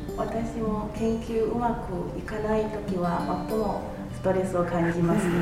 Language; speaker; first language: Japanese; non-native, fluent; Chinese